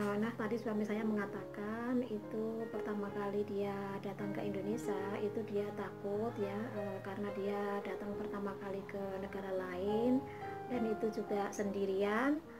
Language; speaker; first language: Indonesian; native; Indonesian